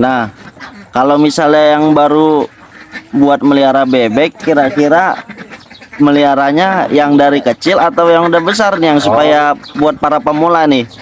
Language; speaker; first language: Indonesian; native; Indonesian